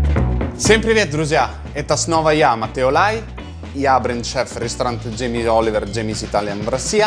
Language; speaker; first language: Russian; non-native, fluent; Italian